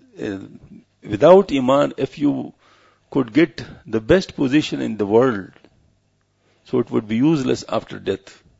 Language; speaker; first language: English; non-native, local second language; Pashto